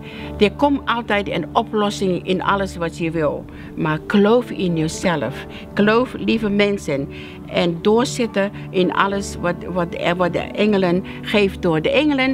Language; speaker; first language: Dutch; non-native, learner; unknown